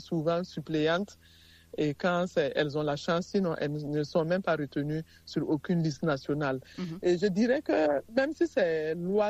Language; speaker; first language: French; non-native, local second language; Mossi